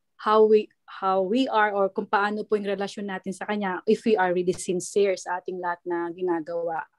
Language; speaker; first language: Filipino; non-native, local second language; Pampanga